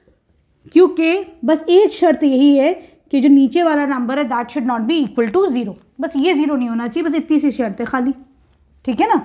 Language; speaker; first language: Hindi; native; Hindi